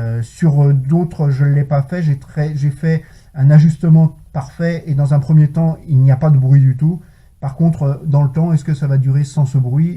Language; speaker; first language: French; native; French